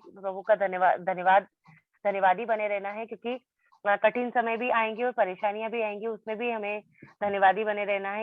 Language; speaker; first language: Hindi; native; Hindi